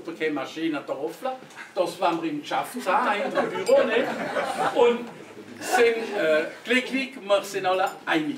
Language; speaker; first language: German; non-native, local second language; French